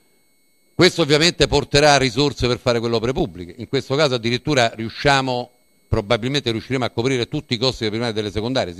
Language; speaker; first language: Italian; native; Italian